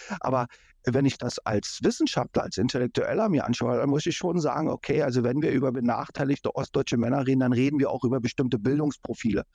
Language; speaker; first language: German; native; German